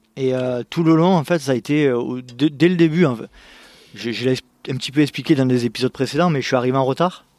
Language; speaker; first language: French; native; French